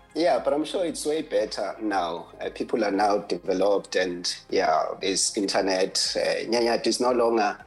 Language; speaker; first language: English; non-native, local second language; Zulu